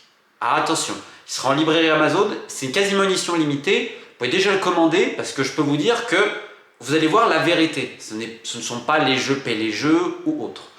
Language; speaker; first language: French; native; French